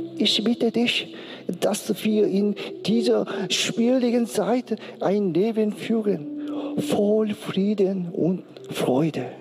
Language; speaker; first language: German; non-native, learner; Korean